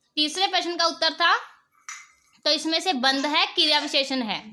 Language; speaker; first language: Hindi; non-native, local second language; Punjabi